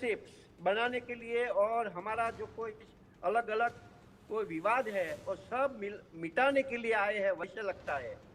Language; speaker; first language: Hindi; non-native, local second language; Gujarati